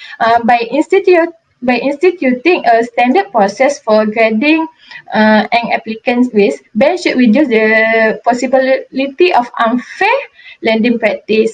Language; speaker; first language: English; non-native, local second language; Malay